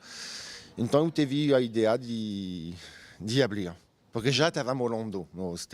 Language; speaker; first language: Portuguese; non-native, fluent; French